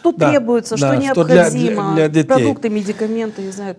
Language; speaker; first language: Russian; native; Russian